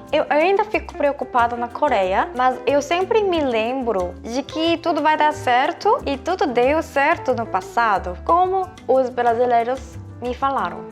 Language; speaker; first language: Portuguese; non-native, fluent; Korean